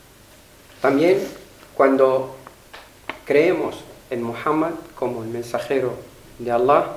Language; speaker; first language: Spanish; non-native, fluent; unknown